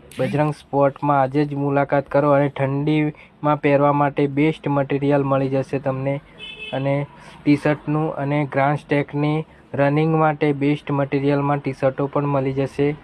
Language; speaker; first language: Gujarati; native; Gujarati